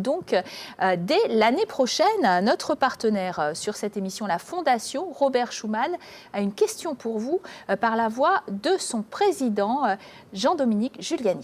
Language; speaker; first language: French; native; French